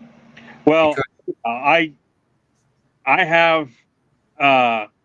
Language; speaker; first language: English; native; English